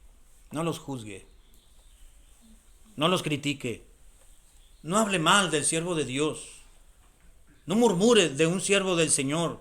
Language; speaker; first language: Spanish; native; Spanish